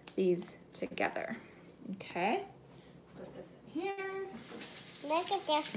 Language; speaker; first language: English; native; English